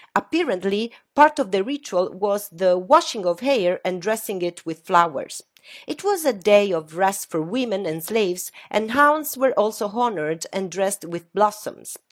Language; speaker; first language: English; non-native, fluent; Italian